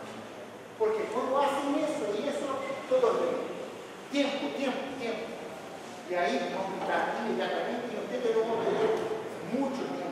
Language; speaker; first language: Spanish; non-native, fluent; Portuguese